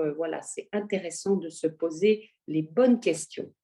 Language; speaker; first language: French; native; French